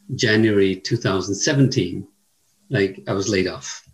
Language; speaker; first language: English; native; English